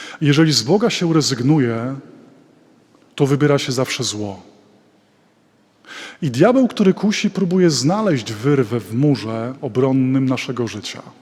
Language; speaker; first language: Polish; native; Polish